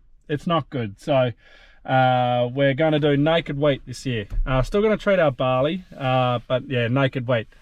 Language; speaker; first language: English; native; English